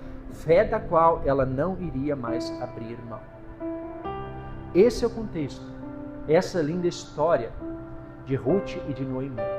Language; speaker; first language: Portuguese; native; Portuguese